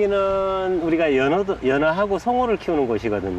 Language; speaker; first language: Korean; native; Korean